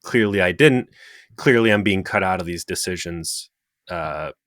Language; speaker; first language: English; native; English